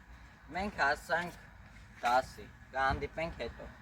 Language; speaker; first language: Armenian; early bilingual, heritage; Armenian